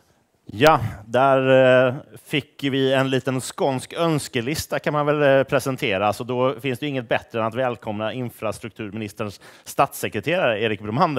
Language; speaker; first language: Swedish; native; Swedish